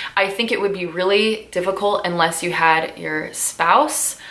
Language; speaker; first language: English; native; English